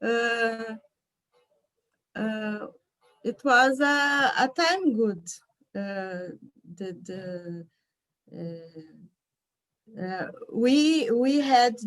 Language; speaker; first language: English; non-native, learner; Portuguese